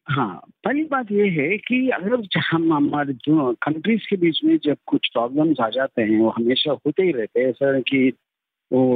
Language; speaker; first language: Hindi; non-native, local second language; Telugu